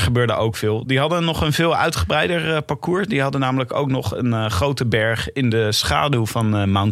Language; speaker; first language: Dutch; native; Dutch